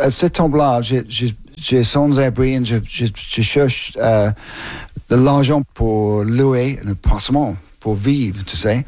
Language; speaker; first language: French; non-native, learner; English